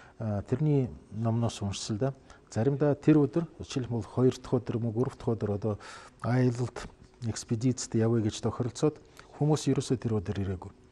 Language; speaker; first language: Mongolian; non-native, fluent; Russian